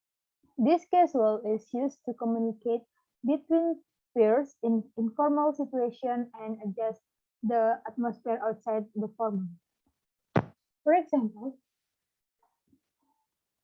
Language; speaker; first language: English; non-native, learner; Balinese